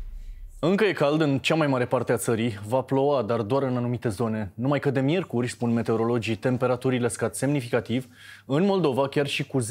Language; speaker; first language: Romanian; native; Romanian